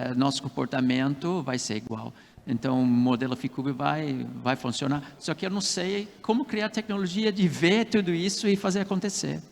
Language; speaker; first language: Portuguese; non-native, fluent; English